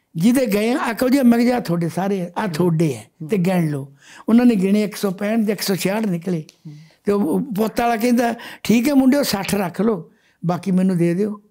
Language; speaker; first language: Punjabi; native; Punjabi